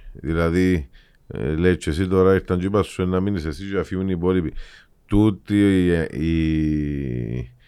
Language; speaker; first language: Greek; native; Greek